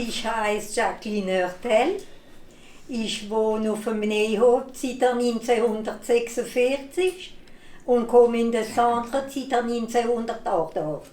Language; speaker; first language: German; non-native, local second language; Swiss German